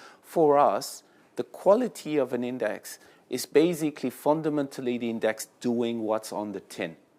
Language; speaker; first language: English; non-native, fluent; French